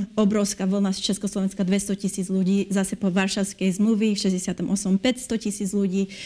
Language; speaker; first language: Slovak; early bilingual, heritage; Slovak